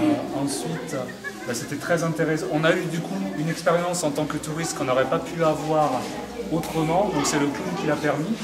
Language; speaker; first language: French; native; French